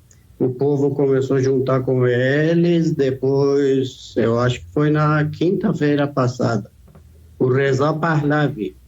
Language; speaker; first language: Portuguese; non-native, fluent; Persian